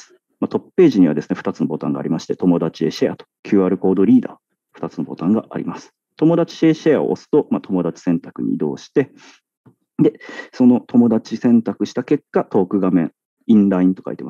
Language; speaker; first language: Japanese; native; Japanese